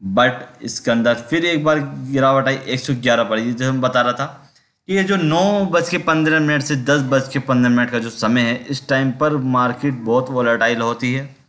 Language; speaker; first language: Hindi; native; Hindi